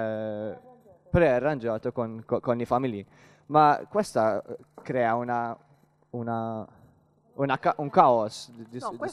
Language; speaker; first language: Italian; non-native, learner; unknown